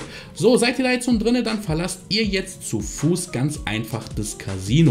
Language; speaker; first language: German; native; German